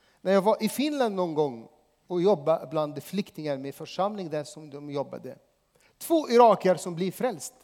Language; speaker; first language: Swedish; non-native, fluent; Arabic